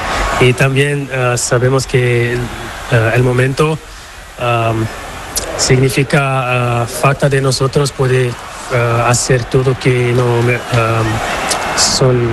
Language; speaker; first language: Spanish; non-native, learner; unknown